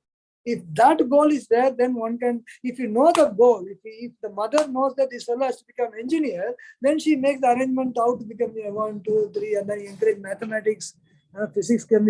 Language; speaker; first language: English; non-native, local second language; Hindi